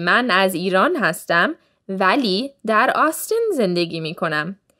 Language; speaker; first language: Persian; early bilingual, heritage; Persian